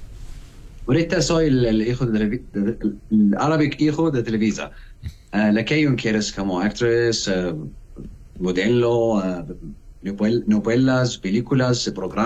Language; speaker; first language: Spanish; non-native, learner; Arabic